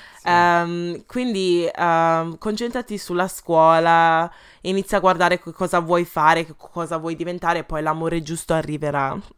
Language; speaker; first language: Italian; early bilingual, other home language; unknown